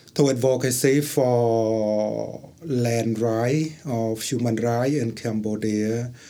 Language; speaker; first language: English; non-native, learner; Khmer